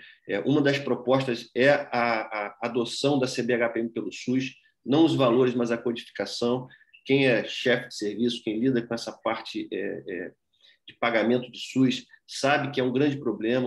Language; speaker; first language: Portuguese; native; Portuguese